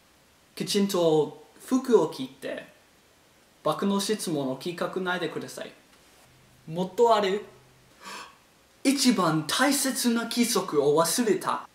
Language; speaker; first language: Japanese; non-native, learner; English